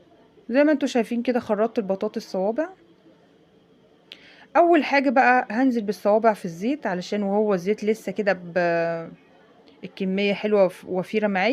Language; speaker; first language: Arabic; native; Arabic